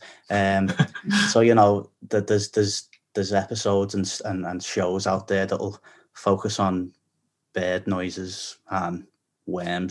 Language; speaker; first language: English; native; English